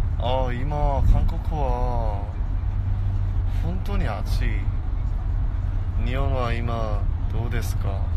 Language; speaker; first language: Japanese; non-native, learner; Korean